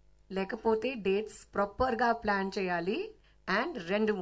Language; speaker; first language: Telugu; non-native, local second language; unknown